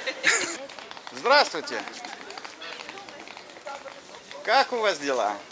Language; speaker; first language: Russian; non-native, fluent; English